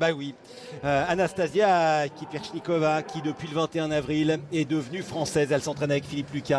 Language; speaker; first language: French; native; French